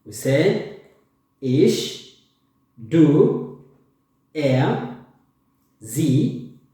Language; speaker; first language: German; non-native, fluent; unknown